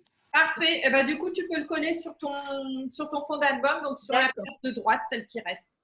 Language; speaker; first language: French; native; French